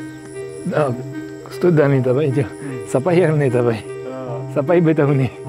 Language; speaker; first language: Nepali; non-native, learner; French